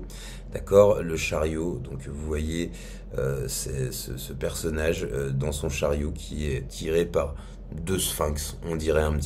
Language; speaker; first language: French; native; French